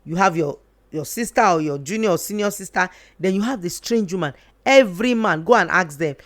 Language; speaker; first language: English; non-native, local second language; Yoruba